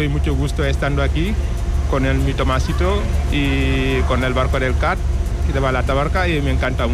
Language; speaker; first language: Spanish; non-native, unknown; Wolof